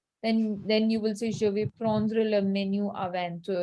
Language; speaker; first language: French; non-native, fluent; Hindi